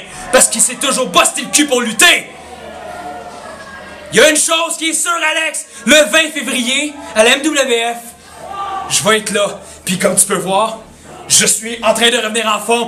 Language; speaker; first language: French; native; French